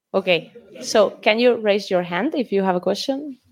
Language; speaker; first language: English; non-native, fluent; Spanish